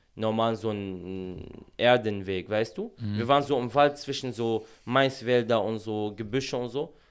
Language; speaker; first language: German; non-native, fluent; Arabic